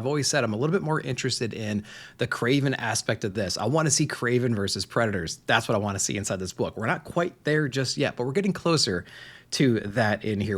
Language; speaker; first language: English; native; English